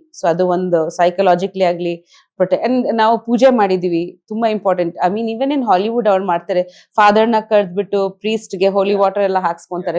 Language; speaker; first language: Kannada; non-native, fluent; Bangla